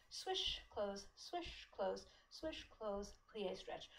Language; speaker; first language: English; native; English